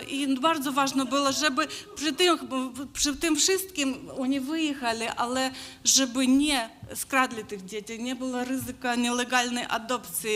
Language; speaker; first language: Polish; non-native, learner; Ukrainian